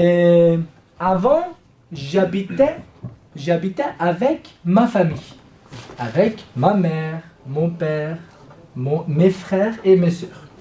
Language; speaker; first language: French; non-native, fluent; Kurdish